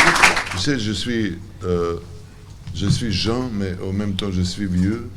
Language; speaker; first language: French; non-native, learner; Serbian